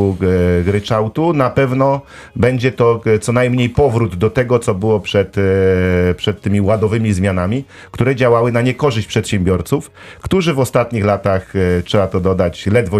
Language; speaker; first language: Polish; native; Polish